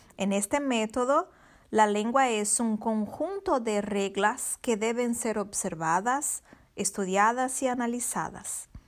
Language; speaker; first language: Spanish; non-native, fluent; Portuguese